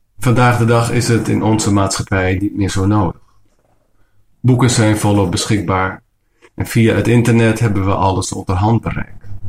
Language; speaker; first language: Dutch; non-native, local second language; Western Frisian